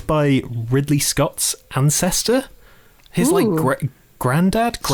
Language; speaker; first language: English; native; English